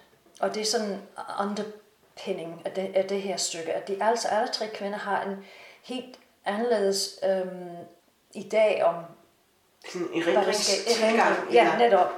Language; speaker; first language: Danish; non-native, fluent; English